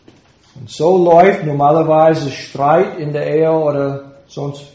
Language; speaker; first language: German; non-native, fluent; English